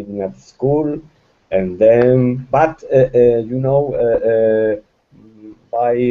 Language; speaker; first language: English; non-native, fluent; Spanish